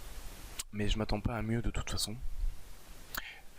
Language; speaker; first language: French; native; French